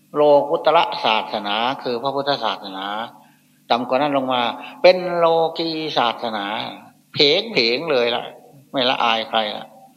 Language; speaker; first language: Thai; non-native, local second language; Northeastern Thai